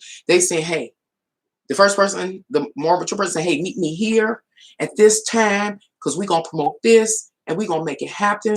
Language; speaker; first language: English; native; English